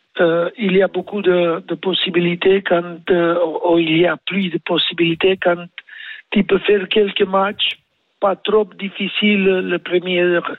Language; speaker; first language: French; non-native, learner; Spanish